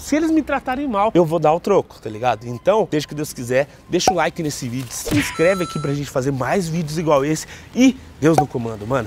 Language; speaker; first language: Portuguese; native; Portuguese